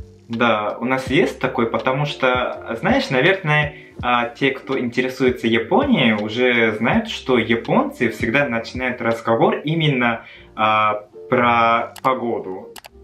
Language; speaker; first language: Russian; non-native, fluent; Japanese